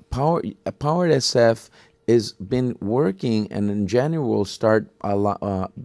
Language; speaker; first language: English; native; English